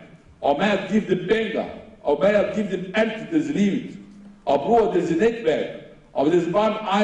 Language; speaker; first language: Danish; non-native, fluent; Arabic